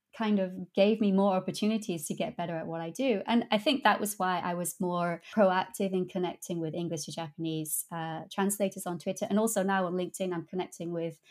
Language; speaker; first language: English; native; English